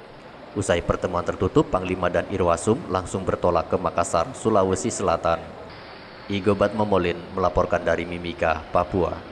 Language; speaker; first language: Indonesian; native; Indonesian